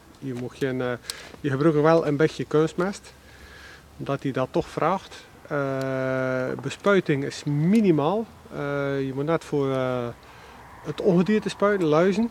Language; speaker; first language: Dutch; native; Dutch